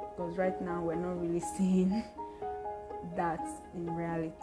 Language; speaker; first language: English; non-native, local second language; Igbo